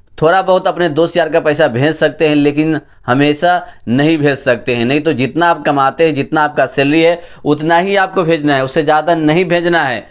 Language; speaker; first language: Hindi; native; Hindi